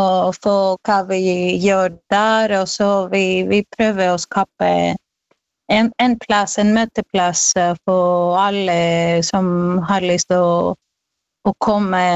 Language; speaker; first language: Norwegian; non-native, fluent; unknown